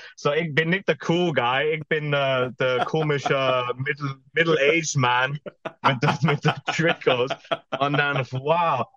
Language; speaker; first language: German; non-native, fluent; English